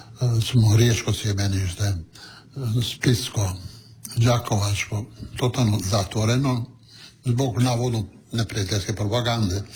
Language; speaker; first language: Croatian; non-native, local second language; Italian